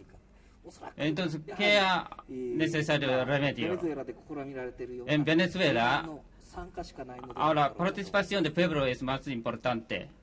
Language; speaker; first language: Spanish; non-native, learner; Japanese